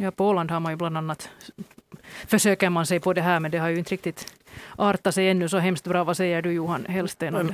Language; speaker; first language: Swedish; native; Swedish